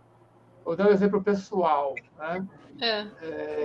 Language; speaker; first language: Portuguese; native; Portuguese